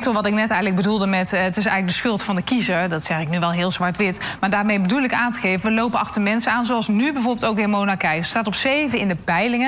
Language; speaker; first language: Dutch; native; Dutch